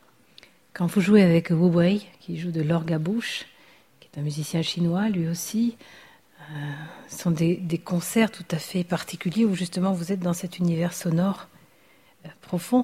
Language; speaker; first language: French; non-native, fluent; Chinese